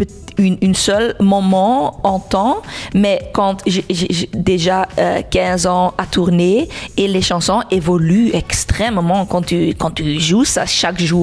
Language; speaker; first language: French; non-native, local second language; Dutch